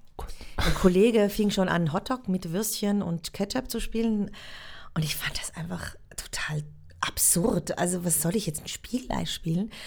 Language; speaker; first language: German; native; German